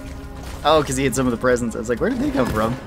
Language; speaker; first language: English; native; English